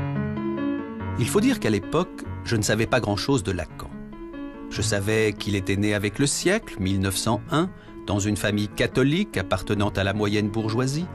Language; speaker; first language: French; native; French